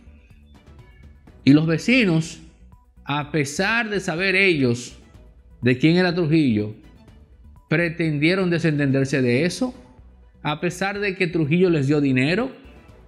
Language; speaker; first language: Spanish; native; Spanish